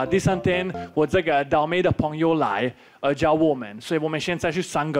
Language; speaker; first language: Chinese; non-native, fluent; Slovak